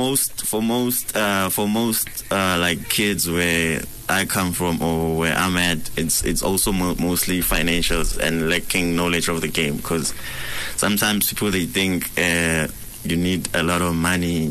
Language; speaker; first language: English; non-native, local second language; Swati